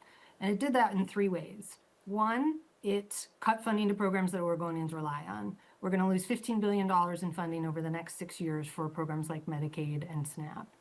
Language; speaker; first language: English; native; English